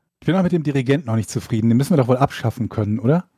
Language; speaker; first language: German; native; German